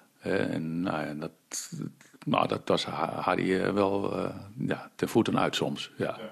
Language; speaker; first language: Dutch; early bilingual, other home language; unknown